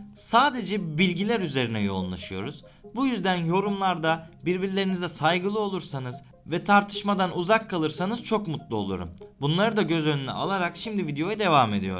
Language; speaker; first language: Turkish; native; Turkish